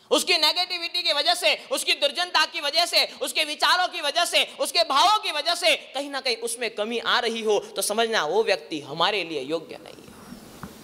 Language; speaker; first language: Hindi; non-native, local second language; Gujarati